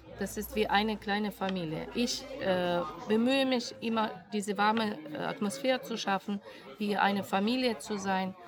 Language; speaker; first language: German; non-native, fluent; Russian